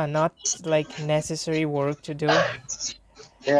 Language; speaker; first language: English; non-native, fluent; Bangla